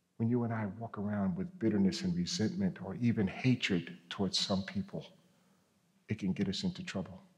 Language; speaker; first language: English; native; English